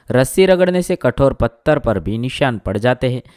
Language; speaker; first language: Hindi; non-native, local second language; Gujarati